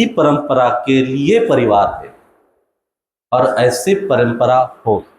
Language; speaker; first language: Hindi; non-native, local second language; Marathi